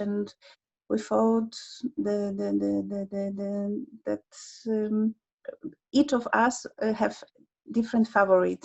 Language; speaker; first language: English; non-native, learner; Polish